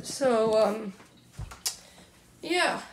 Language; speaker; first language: English; native; English